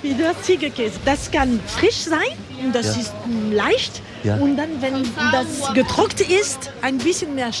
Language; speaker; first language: German; non-native, learner; French